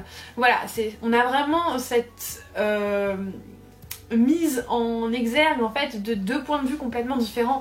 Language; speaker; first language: French; native; French